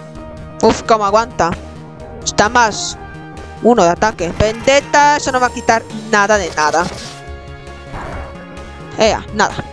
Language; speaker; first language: Spanish; native; Spanish